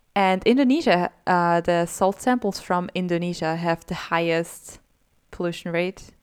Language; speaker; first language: English; non-native, fluent; German